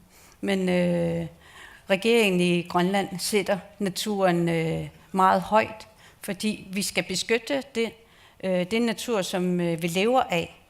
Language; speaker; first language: Danish; non-native, local second language; Kalaallisut